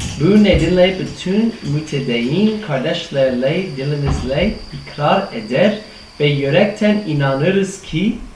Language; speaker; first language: Turkish; non-native, fluent; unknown